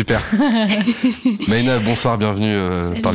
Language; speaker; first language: French; native; French